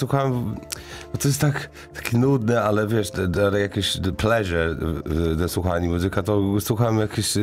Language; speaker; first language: Polish; non-native, learner; English